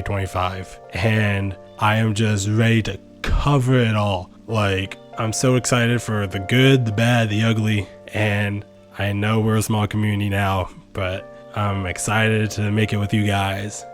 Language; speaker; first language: English; native; English